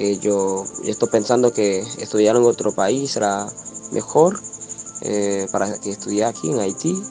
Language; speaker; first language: Spanish; non-native, learner; Haitian Creole